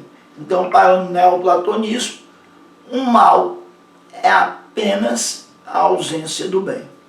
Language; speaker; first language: Portuguese; native; Portuguese